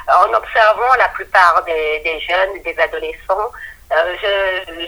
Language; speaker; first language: French; non-native, local second language; Lingala